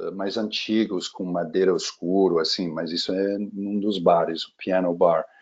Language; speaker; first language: Portuguese; non-native, fluent; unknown